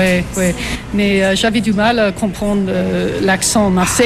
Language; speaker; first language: French; non-native, fluent; English